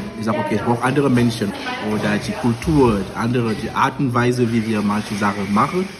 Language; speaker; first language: German; non-native, fluent; French